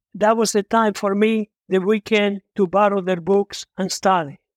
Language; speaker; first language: English; non-native, fluent; Italian